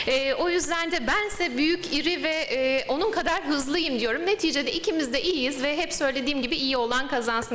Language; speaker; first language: Turkish; native; Turkish